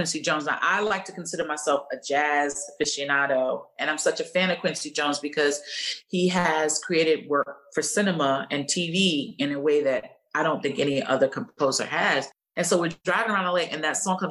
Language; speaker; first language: English; native; English